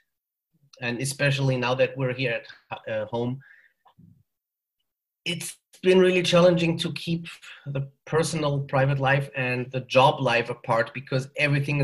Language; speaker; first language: English; non-native, fluent; German